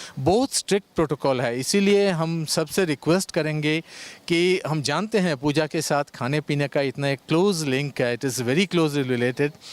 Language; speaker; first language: Hindi; non-native, local second language; Bangla